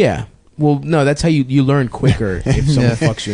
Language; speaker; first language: English; native; English